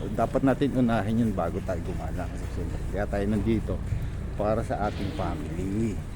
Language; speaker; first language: Filipino; native; Filipino